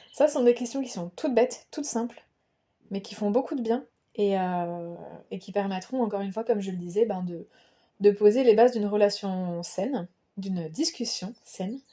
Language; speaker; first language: French; native; French